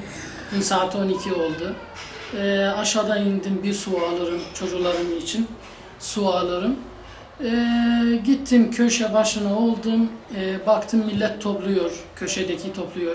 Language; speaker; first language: Turkish; non-native, learner; Arabic